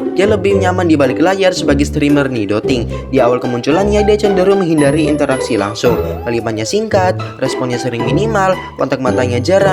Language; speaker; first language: Indonesian; native; Indonesian